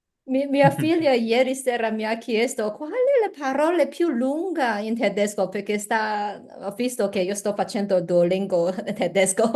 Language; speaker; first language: Italian; non-native, learner; Chinese